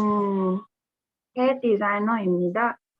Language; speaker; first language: Korean; non-native, learner; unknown